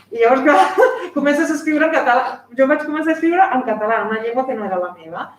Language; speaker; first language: Catalan; non-native, fluent; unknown